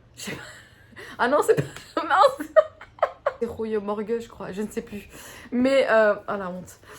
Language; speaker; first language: French; native; French